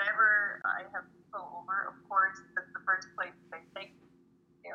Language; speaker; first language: English; non-native, fluent; Ukrainian